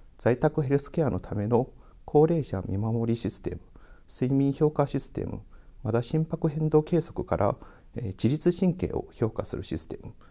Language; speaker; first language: Japanese; non-native, fluent; Chinese